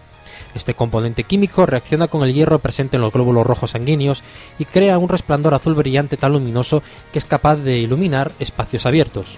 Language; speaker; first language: Spanish; native; Spanish